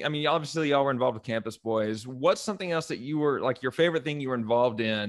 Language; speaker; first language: English; native; English